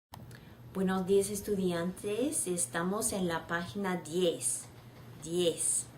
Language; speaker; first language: Spanish; non-native, fluent; English